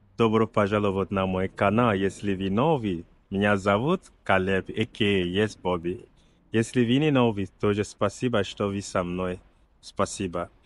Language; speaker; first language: Russian; non-native, learner; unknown